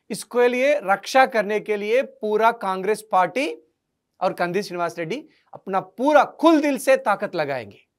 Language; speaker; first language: Hindi; non-native, local second language; Telugu